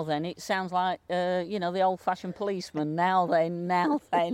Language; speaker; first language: English; native; English